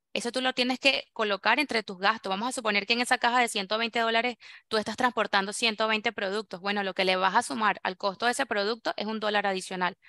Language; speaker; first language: Spanish; native; Spanish